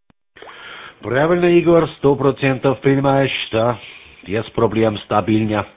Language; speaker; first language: Russian; non-native, learner; German